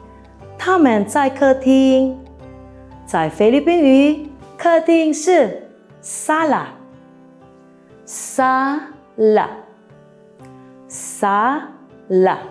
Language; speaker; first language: Chinese; non-native, fluent; Filipino